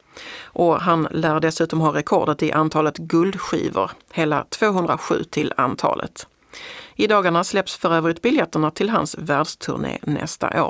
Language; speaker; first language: Swedish; native; Swedish